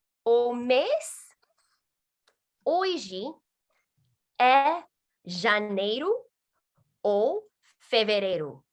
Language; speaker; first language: Portuguese; non-native, fluent; English